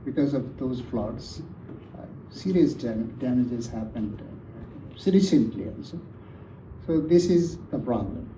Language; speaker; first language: English; non-native, fluent; Nepali